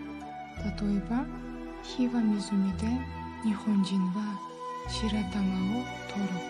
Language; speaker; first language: Japanese; non-native, learner; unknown